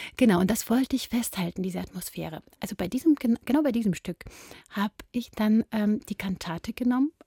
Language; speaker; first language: German; non-native, fluent; Russian